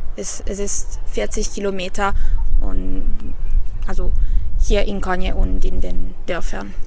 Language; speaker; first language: German; non-native, fluent; Italian